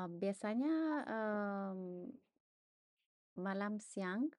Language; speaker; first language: Indonesian; non-native, learner; English